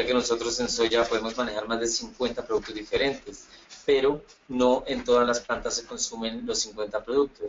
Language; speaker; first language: Spanish; native; Spanish